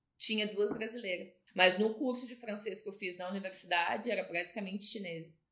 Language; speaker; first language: Portuguese; native; Portuguese